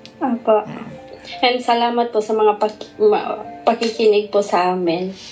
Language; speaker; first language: Filipino; non-native, local second language; Iloko